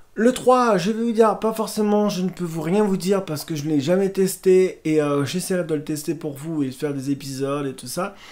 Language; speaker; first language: French; native; French